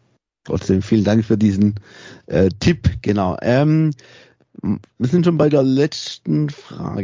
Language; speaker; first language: German; native; German